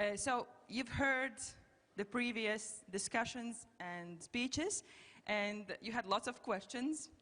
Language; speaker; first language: English; non-native, fluent; Latvian